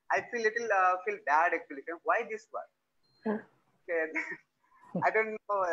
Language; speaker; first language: English; non-native, local second language; Odia